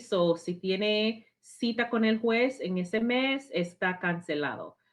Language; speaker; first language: Spanish; non-native, fluent; English